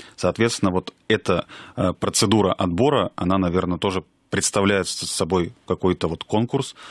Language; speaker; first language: Russian; native; Russian